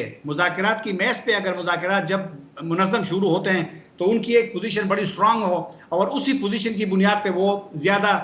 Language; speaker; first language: Hindi; non-native, local second language; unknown